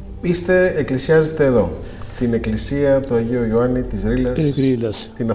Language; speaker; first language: Greek; non-native, fluent; Bulgarian